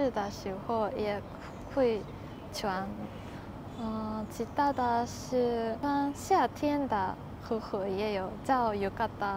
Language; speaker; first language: Chinese; non-native, learner; Japanese